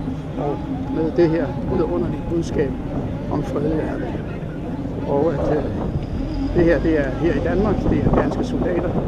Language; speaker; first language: Danish; native; Danish